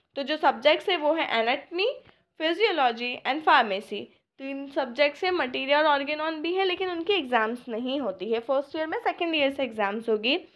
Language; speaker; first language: Hindi; native; Hindi